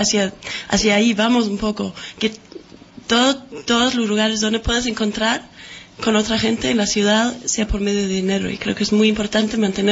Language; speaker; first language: Spanish; non-native, fluent; Danish